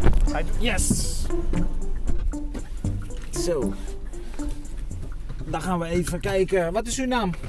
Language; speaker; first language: Dutch; native; Dutch